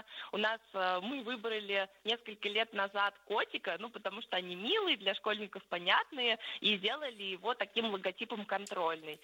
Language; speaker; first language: Russian; native; Russian